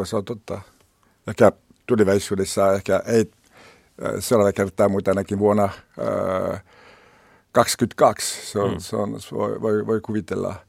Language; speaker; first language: Finnish; non-native, learner; French